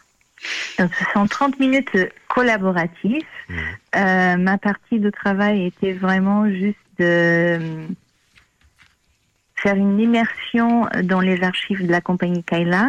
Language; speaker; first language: French; non-native, fluent; Portuguese